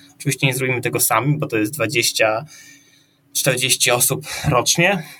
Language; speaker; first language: Polish; native; Polish